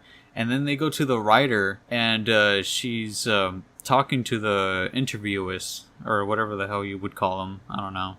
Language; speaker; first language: English; native; English